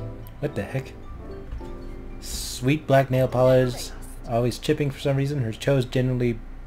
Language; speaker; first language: English; native; English